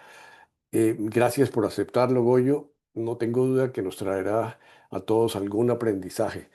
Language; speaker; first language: Spanish; native; Spanish